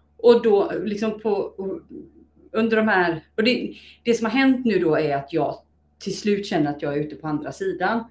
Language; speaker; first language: Swedish; native; Swedish